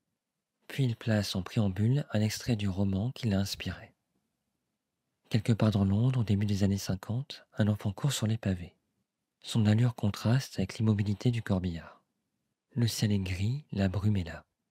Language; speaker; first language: French; native; French